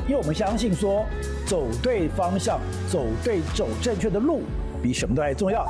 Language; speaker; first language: Chinese; native; Chinese